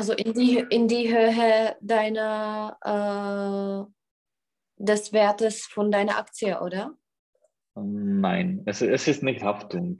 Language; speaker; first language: German; non-native, learner; Czech